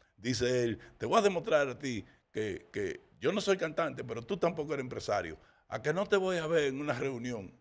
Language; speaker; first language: Spanish; early bilingual, heritage; Spanish